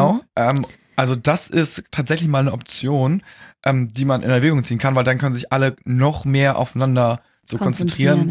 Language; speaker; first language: German; native; German